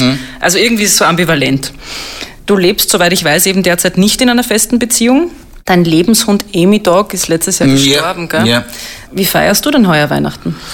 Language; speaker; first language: German; native; German